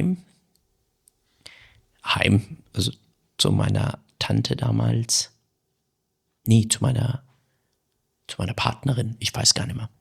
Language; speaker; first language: German; early bilingual, other home language; Persian